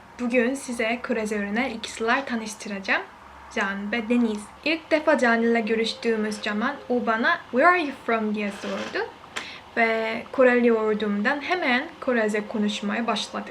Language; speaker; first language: Turkish; non-native, learner; Korean